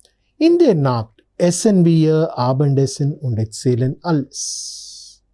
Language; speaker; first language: German; non-native, fluent; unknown